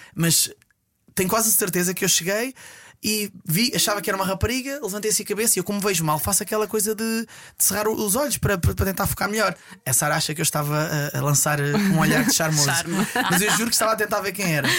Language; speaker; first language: Portuguese; native; Portuguese